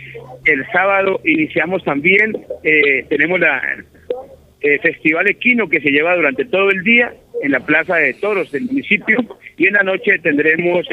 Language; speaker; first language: Spanish; native; Spanish